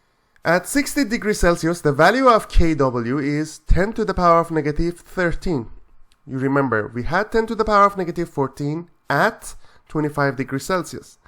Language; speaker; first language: English; non-native, fluent; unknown